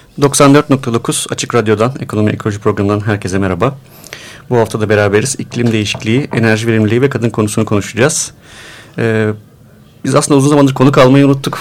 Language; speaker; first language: Turkish; native; Turkish